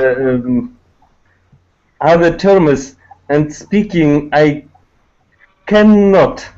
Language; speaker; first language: English; non-native, learner; Tatar